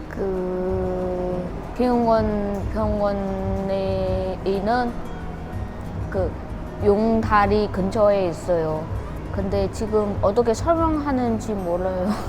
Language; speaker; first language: Korean; non-native, learner; Vietnamese